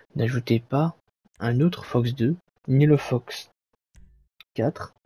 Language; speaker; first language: French; native; French